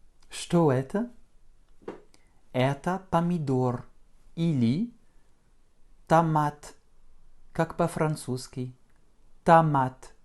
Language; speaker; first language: Russian; non-native, fluent; French